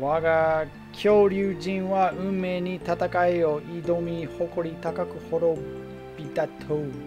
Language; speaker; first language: Japanese; non-native, learner; English